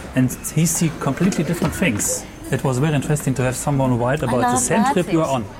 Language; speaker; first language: English; non-native, fluent; German